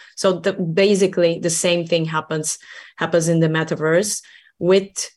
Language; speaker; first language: English; non-native, fluent; Portuguese